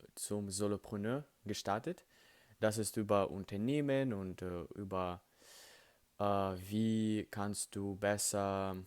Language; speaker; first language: German; non-native, learner; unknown